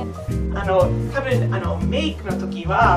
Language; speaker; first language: Japanese; non-native, learner; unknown